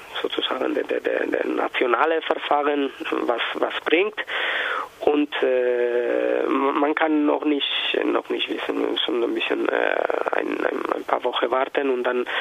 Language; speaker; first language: German; non-native, learner; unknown